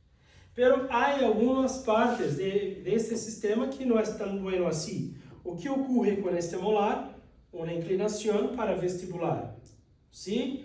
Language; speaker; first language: Spanish; non-native, fluent; Portuguese